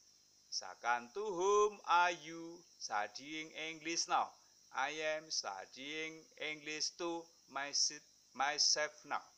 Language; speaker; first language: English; non-native, fluent; Indonesian